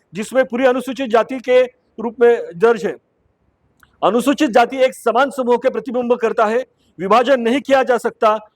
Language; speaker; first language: Hindi; non-native, local second language; Marathi